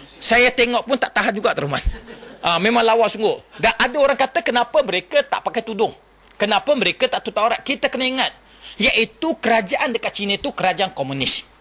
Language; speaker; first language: Malay; non-native, local second language; Chinese